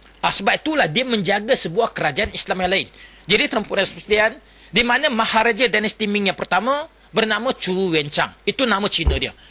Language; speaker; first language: Malay; non-native, local second language; Chinese